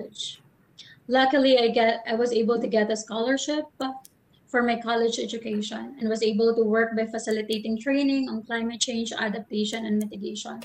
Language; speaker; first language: English; non-native, local second language; Waray